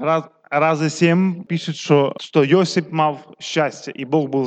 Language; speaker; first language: Russian; non-native, local second language; Ukrainian